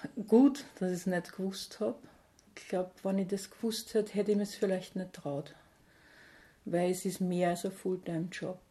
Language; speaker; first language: German; native; German